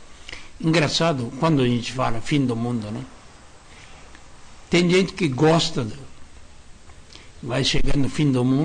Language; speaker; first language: Portuguese; non-native, learner; Japanese